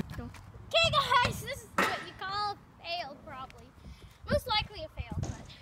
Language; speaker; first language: English; native; English